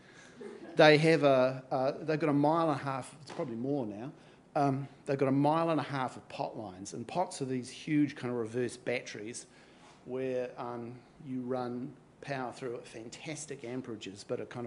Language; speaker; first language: English; native; English